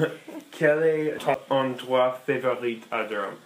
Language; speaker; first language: French; non-native, learner; English